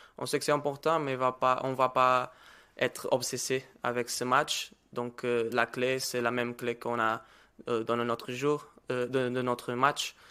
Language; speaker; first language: French; non-native, learner; Portuguese